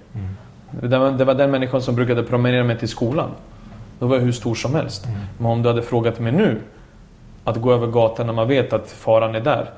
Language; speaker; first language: Swedish; early bilingual, other home language; Serbian